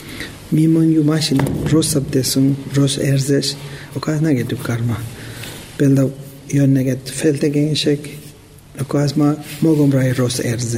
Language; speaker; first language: Hungarian; non-native, learner; Tibetan